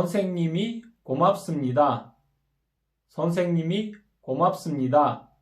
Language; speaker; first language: Korean; non-native, fluent; Kyrgyz